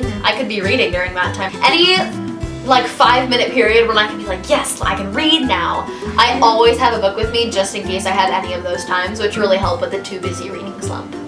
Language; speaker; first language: English; native; English